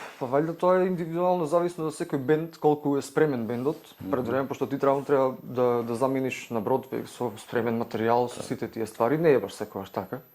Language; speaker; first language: Macedonian; native; Macedonian